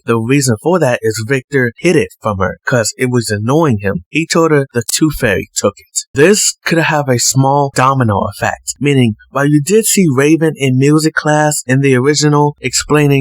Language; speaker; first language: English; native; English